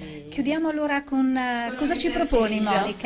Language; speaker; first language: Italian; native; Italian